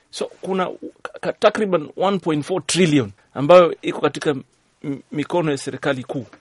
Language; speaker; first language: Swahili; native; Swahili